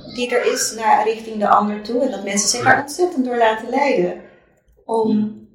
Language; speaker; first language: Dutch; native; Dutch